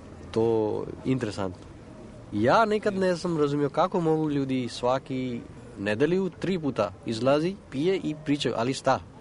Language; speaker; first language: Croatian; non-native, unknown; Gujarati